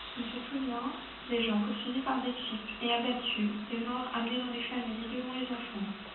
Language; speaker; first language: French; early bilingual, other home language; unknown